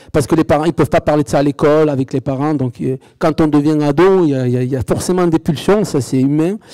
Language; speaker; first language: French; native; French